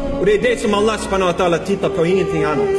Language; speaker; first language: Swedish; non-native, fluent; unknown